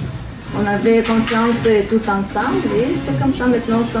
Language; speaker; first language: French; non-native, learner; Russian